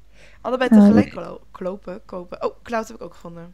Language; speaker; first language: Dutch; native; Dutch